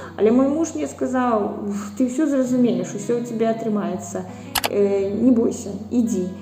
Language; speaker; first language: Belarusian; non-native, local second language; Russian